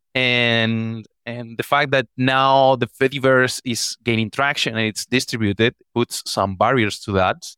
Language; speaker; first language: English; non-native, fluent; Spanish